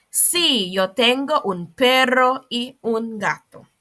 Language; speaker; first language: Spanish; non-native, fluent; English